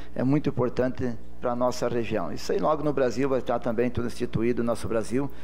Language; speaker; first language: Portuguese; native; Portuguese